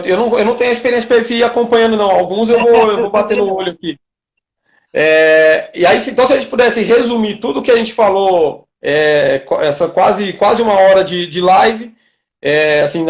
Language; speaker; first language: Portuguese; native; Portuguese